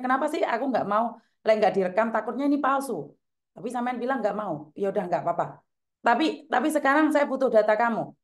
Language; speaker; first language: Indonesian; non-native, local second language; Javanese